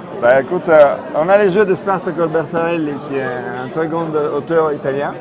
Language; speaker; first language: French; non-native, fluent; Italian